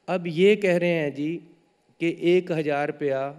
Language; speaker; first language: Hindi; native; Hindi